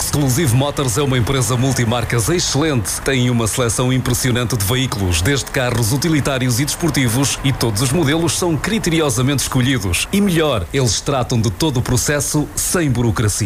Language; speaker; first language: Portuguese; native; Portuguese